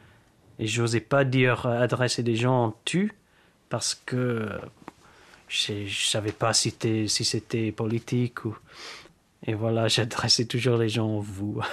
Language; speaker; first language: French; non-native, fluent; English